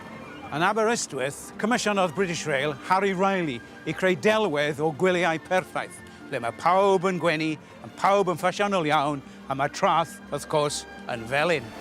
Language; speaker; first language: Welsh; native; Welsh